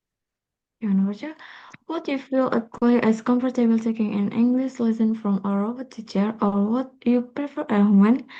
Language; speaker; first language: English; non-native, learner; Indonesian